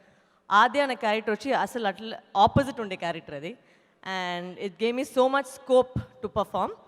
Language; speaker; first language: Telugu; non-native, local second language; Tamil